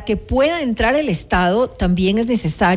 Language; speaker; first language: Spanish; native; Spanish